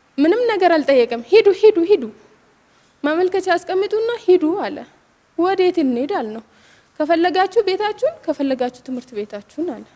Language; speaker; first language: Amharic; non-native, local second language; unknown